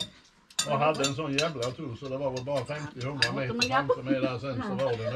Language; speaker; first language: Swedish; native; Swedish